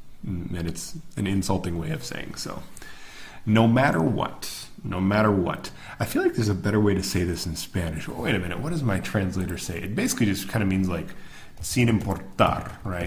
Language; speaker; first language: English; native; English